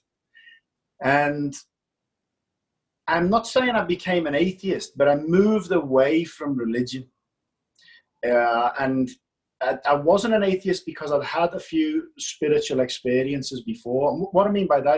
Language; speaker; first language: English; native; English